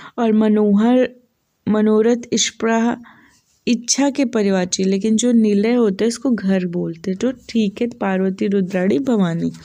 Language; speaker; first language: Hindi; native; Hindi